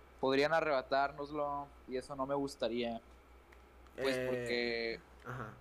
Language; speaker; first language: Spanish; native; Spanish